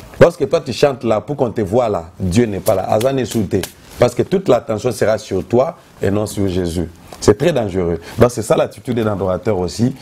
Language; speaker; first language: French; non-native, local second language; Lingala